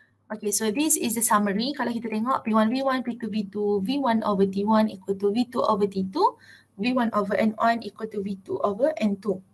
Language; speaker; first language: English; non-native, local second language; Malay